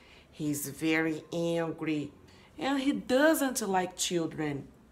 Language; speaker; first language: English; non-native, fluent; Portuguese